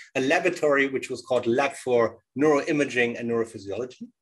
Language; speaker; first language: English; non-native, fluent; German